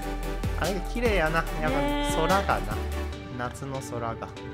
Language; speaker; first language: Japanese; native; Japanese